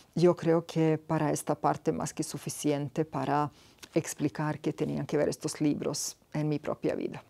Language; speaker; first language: Spanish; non-native, fluent; Serbian